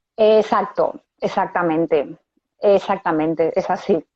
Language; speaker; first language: Spanish; native; Spanish